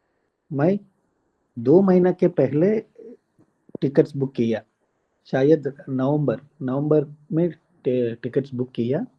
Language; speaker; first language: Hindi; non-native, local second language; Telugu